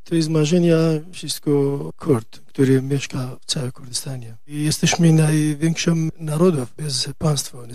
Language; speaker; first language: Polish; non-native, learner; Kurdish